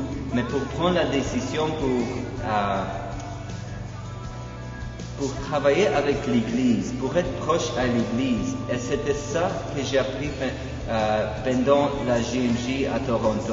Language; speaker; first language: French; non-native, fluent; Polish